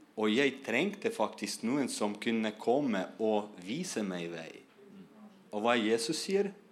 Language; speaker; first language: Norwegian; non-native, learner; Russian